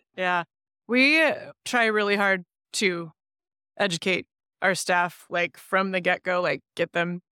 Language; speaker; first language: English; native; English